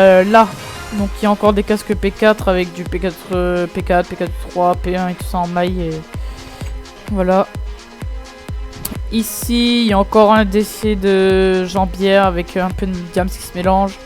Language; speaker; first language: French; native; French